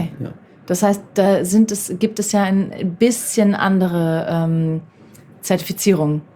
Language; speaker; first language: German; native; German